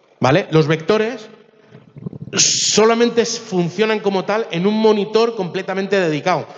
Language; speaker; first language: Spanish; early bilingual, other home language; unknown